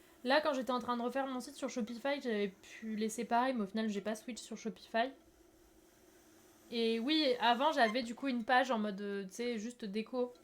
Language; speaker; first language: French; native; French